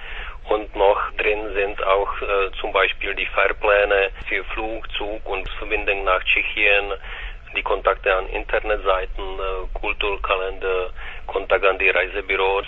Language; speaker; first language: German; non-native, fluent; Czech